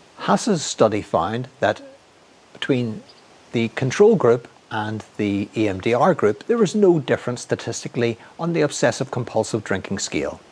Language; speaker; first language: English; native; English